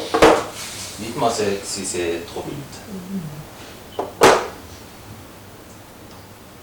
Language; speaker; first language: French; non-native, fluent; Japanese